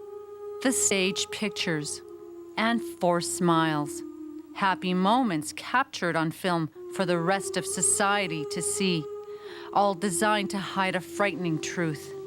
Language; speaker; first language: English; native; English